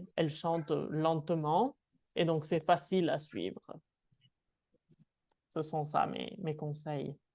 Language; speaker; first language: French; non-native, fluent; Spanish